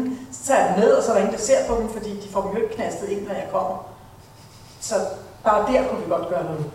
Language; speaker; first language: Danish; native; Danish